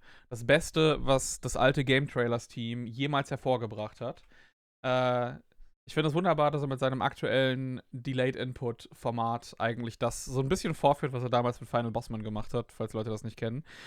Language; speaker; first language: German; native; German